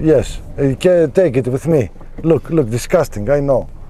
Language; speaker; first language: English; non-native, fluent; Greek